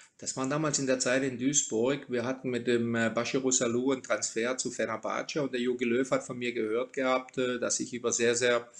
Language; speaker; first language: German; early bilingual, other home language; Croatian